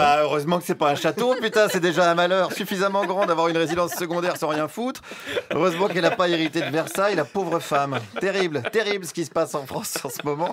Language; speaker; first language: French; native; French